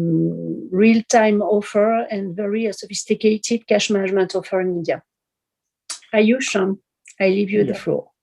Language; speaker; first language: English; non-native, fluent; French